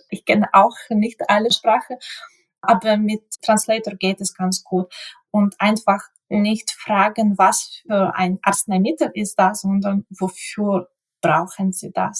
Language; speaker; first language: German; non-native, fluent; Ukrainian